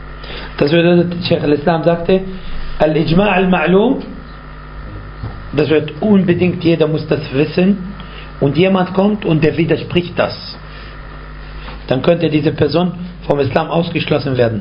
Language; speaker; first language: German; non-native, fluent; Arabic